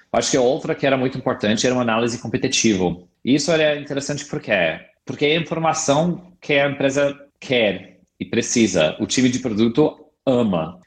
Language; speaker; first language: Portuguese; non-native, fluent; English